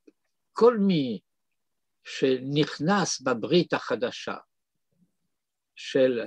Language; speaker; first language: Hebrew; non-native, fluent; French